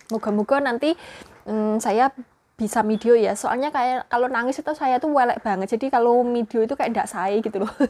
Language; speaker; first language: Indonesian; non-native, local second language; Javanese